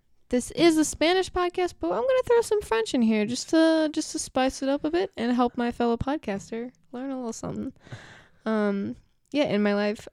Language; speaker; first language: English; native; English